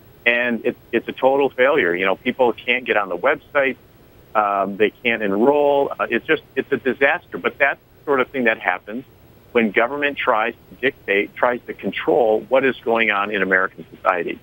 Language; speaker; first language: English; native; English